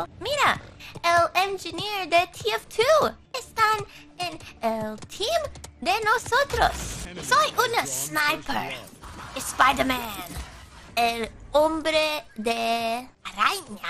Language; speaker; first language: Spanish; non-native, learner; English